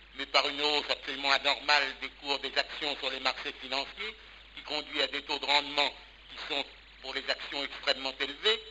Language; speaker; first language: French; native; French